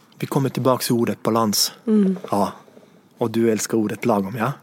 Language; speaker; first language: Swedish; non-native, fluent; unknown